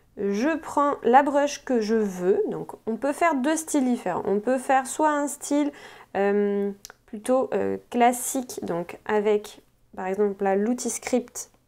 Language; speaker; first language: French; native; French